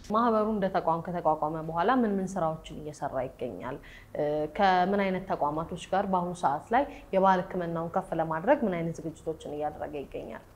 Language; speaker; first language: Amharic; native; Amharic